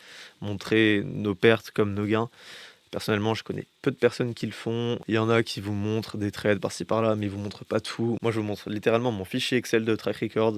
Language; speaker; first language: French; native; French